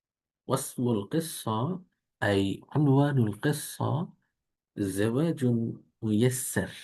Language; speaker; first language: Arabic; non-native, fluent; Bangla